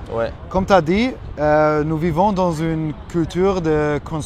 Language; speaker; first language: French; non-native, learner; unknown